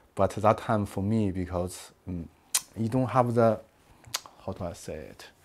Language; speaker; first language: English; non-native, learner; Chinese